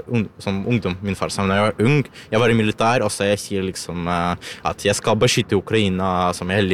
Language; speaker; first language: Norwegian; early bilingual, other home language; Ukrainian